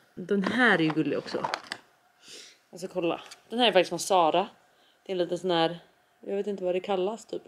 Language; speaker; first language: Swedish; native; Swedish